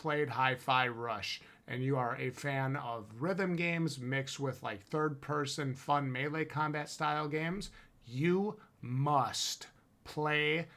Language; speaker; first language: English; native; English